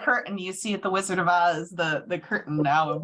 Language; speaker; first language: English; native; English